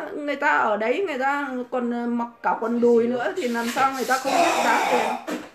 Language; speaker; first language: Vietnamese; native; Vietnamese